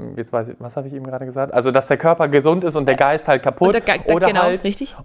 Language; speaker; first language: German; native; German